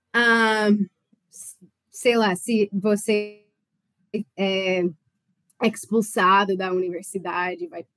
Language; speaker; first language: Portuguese; non-native, fluent; English